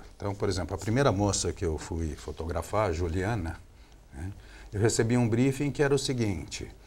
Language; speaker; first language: Portuguese; native; Portuguese